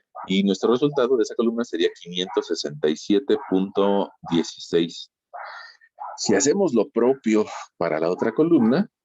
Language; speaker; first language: Spanish; native; Spanish